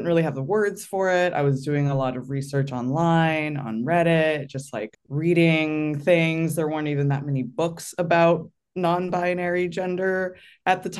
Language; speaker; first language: English; native; English